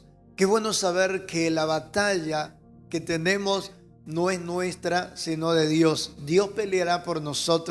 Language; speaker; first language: Spanish; native; Spanish